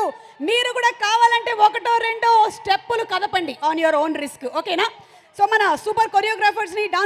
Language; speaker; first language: Telugu; native; Telugu